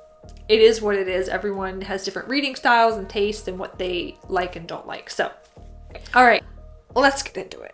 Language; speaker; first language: English; native; English